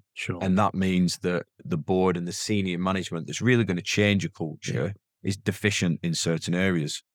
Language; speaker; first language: English; native; English